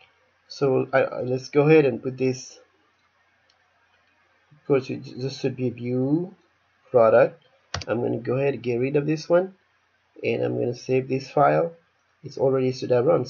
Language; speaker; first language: English; non-native, fluent; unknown